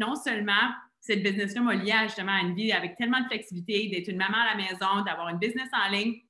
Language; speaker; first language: French; native; French